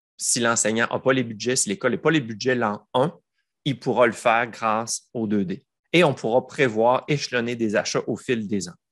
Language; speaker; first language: French; native; French